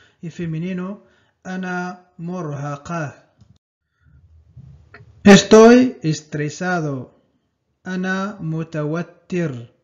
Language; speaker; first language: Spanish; non-native, fluent; Arabic